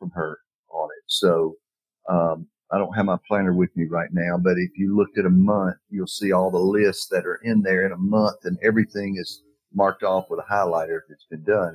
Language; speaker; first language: English; native; English